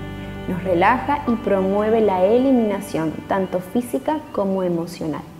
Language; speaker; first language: Spanish; native; Spanish